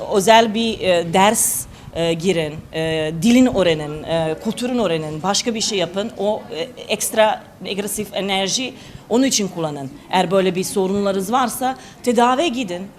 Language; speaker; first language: Turkish; non-native, fluent; Serbian